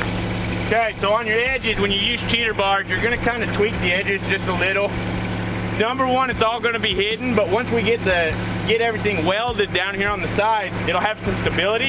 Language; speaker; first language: English; native; English